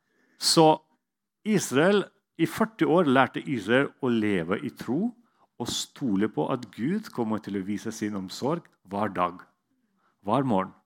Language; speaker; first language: Norwegian; non-native, fluent; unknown